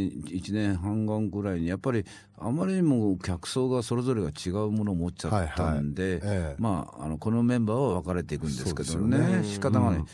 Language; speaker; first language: Japanese; native; Japanese